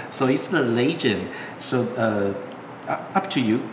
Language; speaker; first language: English; non-native, learner; Chinese